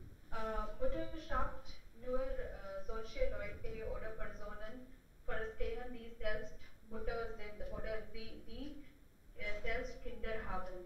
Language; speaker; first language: German; non-native, learner; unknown